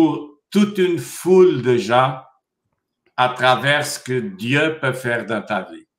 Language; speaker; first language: French; non-native, fluent; Portuguese